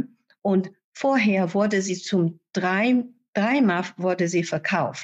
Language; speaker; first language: German; non-native, fluent; Chinese